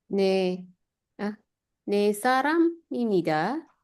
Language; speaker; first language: Korean; non-native, learner; Indonesian